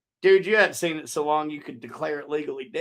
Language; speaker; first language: English; native; English